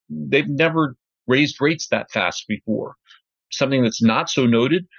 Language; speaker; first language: English; native; English